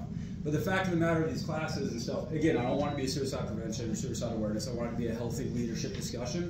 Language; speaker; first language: English; native; English